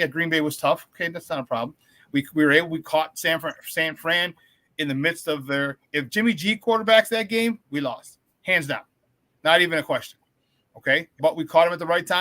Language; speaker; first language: English; native; English